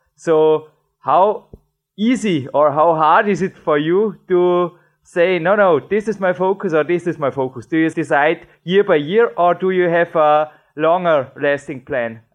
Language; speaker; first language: English; non-native, fluent; German